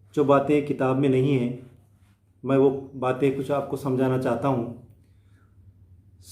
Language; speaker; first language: Hindi; non-native, local second language; Marathi